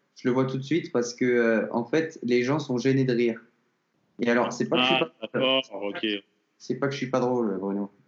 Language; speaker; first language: French; native; French